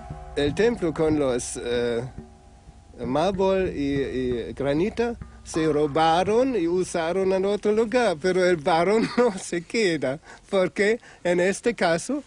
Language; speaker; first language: Spanish; non-native, fluent; German